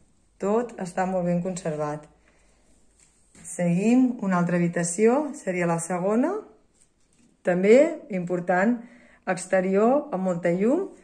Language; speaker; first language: Catalan; native; Catalan